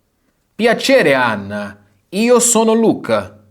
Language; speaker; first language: Italian; non-native, fluent; Portuguese